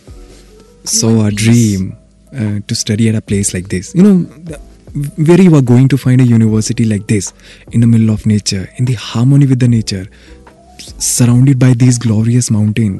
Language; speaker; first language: English; non-native, local second language; Hindi